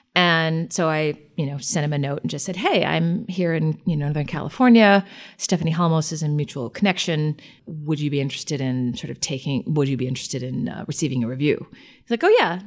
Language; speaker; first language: English; native; English